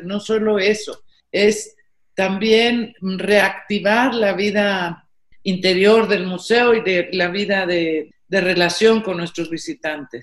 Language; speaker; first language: Spanish; native; Spanish